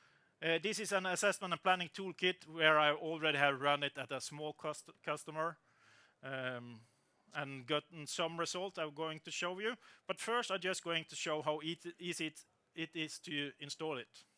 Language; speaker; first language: English; non-native, fluent; Norwegian